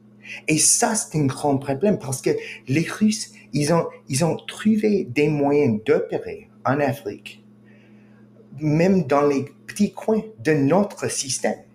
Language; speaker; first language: French; non-native, fluent; English